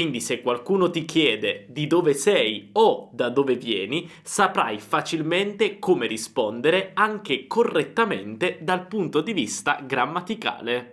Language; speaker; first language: Italian; native; Italian